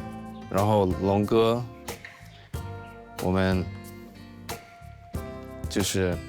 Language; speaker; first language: Chinese; non-native, learner; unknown